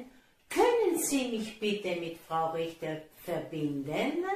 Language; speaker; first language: German; non-native, fluent; Italian